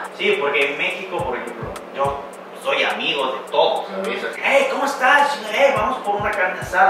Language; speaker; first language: Spanish; non-native, fluent; Korean